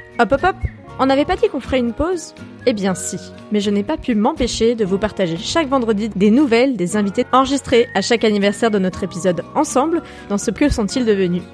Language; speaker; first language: French; native; French